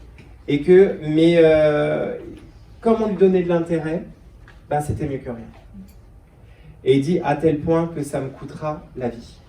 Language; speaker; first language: French; native; French